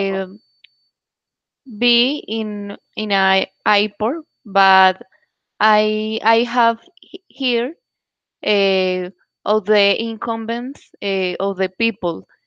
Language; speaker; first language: English; non-native, learner; Spanish